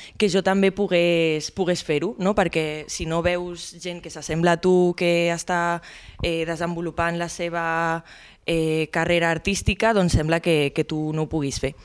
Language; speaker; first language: Catalan; non-native, local second language; Spanish